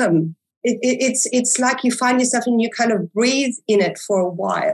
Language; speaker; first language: English; early bilingual, other home language; German